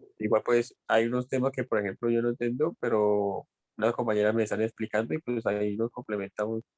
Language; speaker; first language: Spanish; native; Spanish